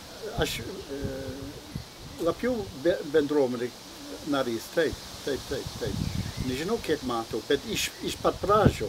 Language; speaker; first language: Lithuanian; non-native, learner; English